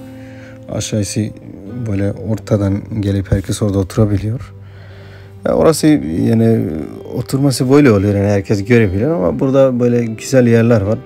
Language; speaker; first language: Turkish; non-native, fluent; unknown